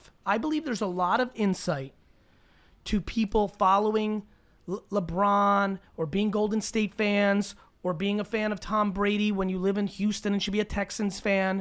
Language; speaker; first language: English; early bilingual, other home language; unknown